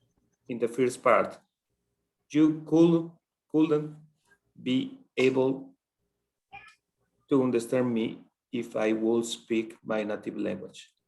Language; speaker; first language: English; non-native, learner; Spanish